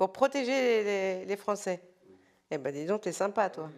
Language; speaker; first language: French; native; French